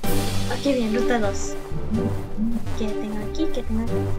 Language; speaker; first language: Spanish; early bilingual, heritage; Spanish